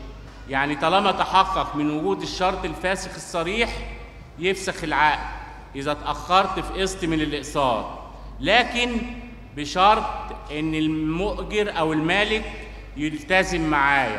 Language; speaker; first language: Arabic; native; Arabic